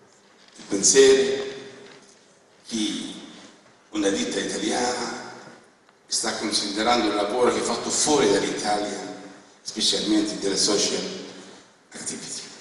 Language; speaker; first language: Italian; non-native, learner; Arabic